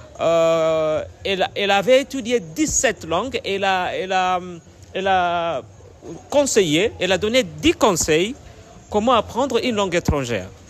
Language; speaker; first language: French; non-native, fluent; Swahili